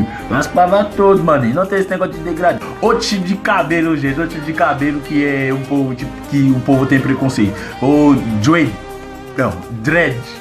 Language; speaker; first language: Portuguese; non-native, fluent; Haitian Creole